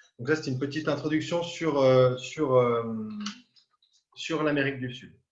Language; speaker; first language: French; native; French